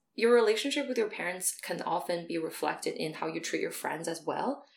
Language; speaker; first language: English; non-native, fluent; Chinese